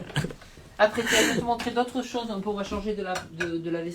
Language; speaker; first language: French; native; French